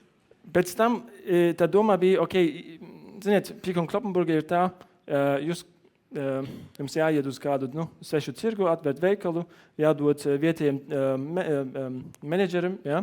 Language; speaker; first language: Latvian; non-native, learner; German